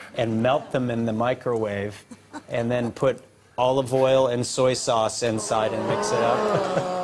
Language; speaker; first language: English; native; English